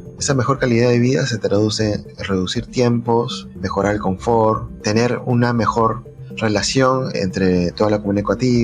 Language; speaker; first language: Spanish; native; Spanish